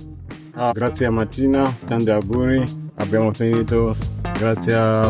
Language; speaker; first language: Italian; non-native, learner; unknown